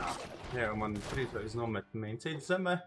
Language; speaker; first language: Latvian; native; Latvian